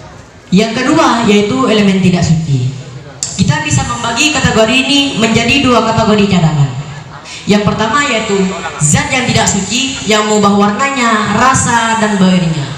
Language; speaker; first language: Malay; non-native, local second language; Madurese